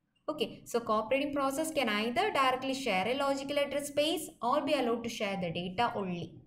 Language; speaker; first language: English; non-native, local second language; Malayalam